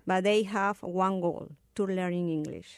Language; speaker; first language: English; non-native, learner; Spanish